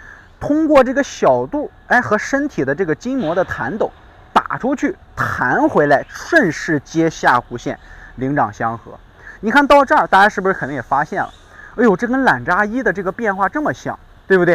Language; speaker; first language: Chinese; native; Chinese